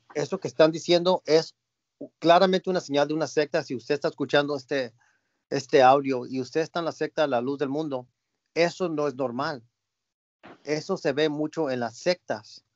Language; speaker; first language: Spanish; early bilingual, heritage; Spanish